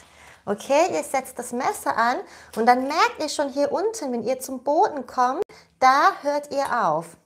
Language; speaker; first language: German; native; German